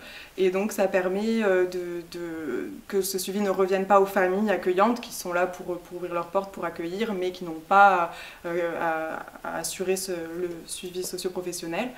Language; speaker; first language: French; native; French